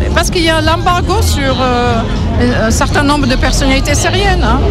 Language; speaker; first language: French; non-native, fluent; Kurdish